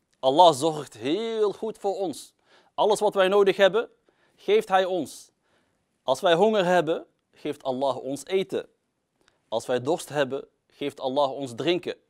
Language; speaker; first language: Dutch; early bilingual, other home language; Arabic